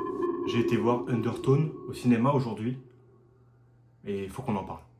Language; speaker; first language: French; native; French